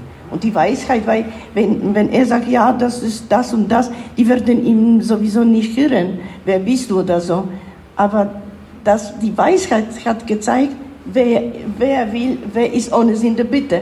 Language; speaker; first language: German; non-native, learner; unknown